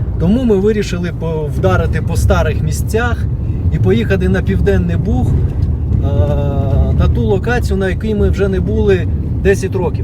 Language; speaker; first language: Ukrainian; native; Ukrainian